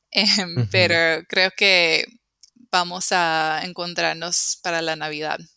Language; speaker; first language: Spanish; non-native, fluent; English